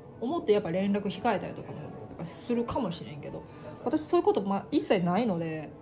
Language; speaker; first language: Japanese; native; Japanese